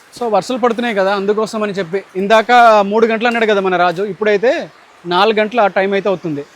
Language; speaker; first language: Telugu; native; Telugu